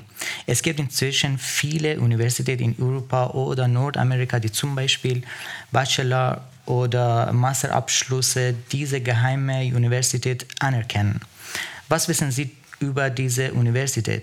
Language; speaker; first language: German; non-native, fluent; Persian